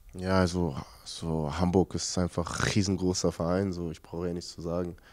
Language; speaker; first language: German; native; German